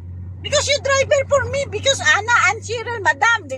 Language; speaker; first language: English; non-native, learner; Filipino